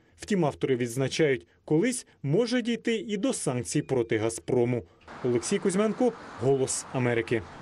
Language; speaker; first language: Ukrainian; native; Ukrainian